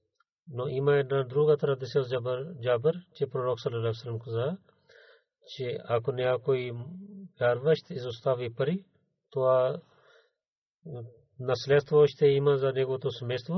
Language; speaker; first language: Bulgarian; non-native, learner; Urdu